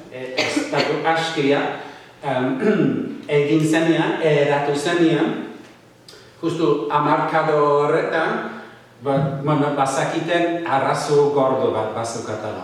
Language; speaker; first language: Basque; non-native, fluent; English